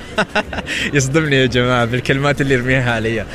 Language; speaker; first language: Arabic; native; Arabic